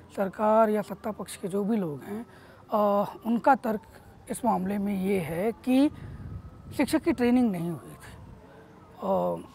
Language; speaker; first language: Hindi; native; Hindi